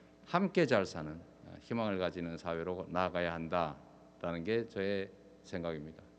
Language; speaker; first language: Korean; native; Korean